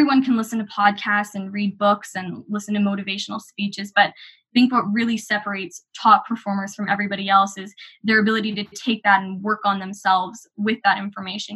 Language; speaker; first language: English; native; English